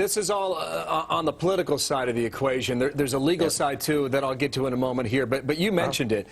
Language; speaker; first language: English; native; English